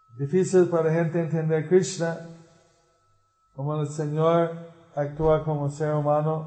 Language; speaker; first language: Spanish; non-native, fluent; English